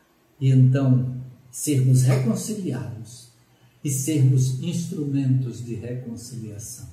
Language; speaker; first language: Portuguese; native; Portuguese